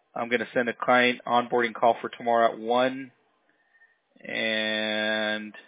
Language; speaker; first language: English; early bilingual, other home language; Spanish